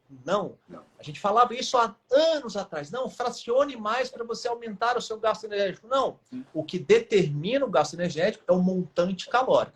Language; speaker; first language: Portuguese; native; Portuguese